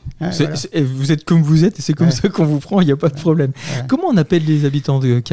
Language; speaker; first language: French; native; French